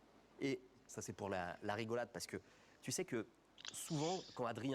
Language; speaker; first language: French; native; French